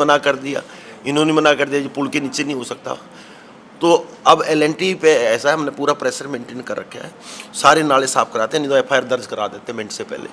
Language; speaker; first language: Hindi; native; Hindi